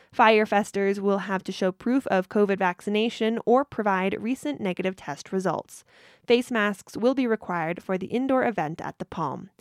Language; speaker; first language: English; native; English